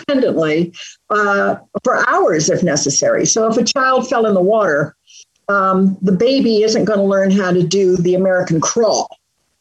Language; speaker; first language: English; native; English